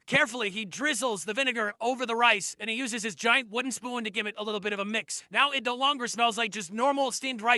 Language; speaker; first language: English; native; English